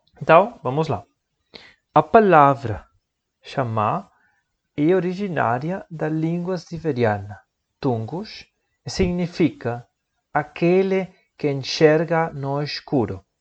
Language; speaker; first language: Portuguese; non-native, learner; Spanish